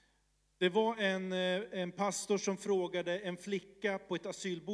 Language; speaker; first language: Swedish; early bilingual, other home language; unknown